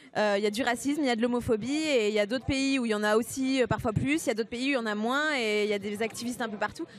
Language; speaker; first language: French; native; French